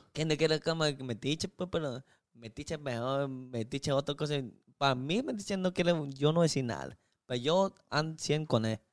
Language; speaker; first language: Spanish; non-native, fluent; Chinese